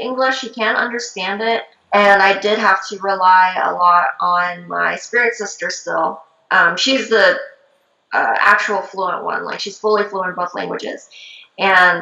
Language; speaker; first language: English; early bilingual, other home language; Korean